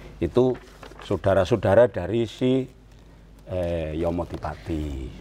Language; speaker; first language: Indonesian; native; Indonesian